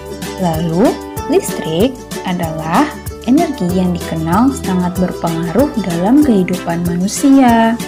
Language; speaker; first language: Indonesian; native; Indonesian